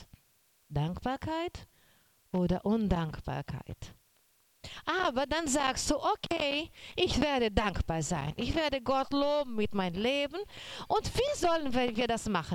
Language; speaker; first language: German; non-native, learner; Portuguese